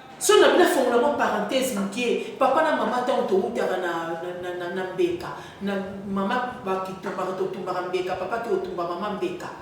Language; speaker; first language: Lingala; native; Lingala